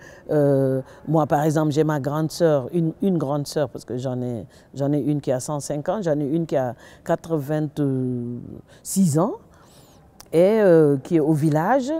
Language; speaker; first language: French; non-native, local second language; Wolof